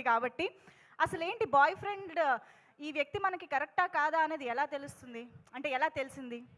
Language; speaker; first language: Telugu; native; Telugu